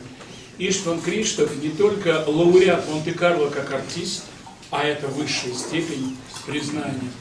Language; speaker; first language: Russian; native; Russian